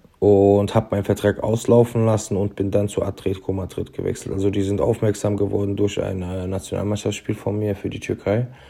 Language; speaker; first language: German; early bilingual, other home language; Turkish